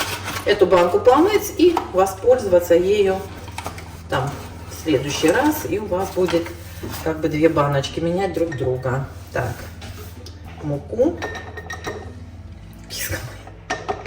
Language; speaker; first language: Russian; native; Russian